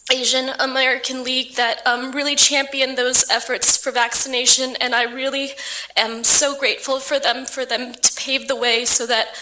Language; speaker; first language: English; native; English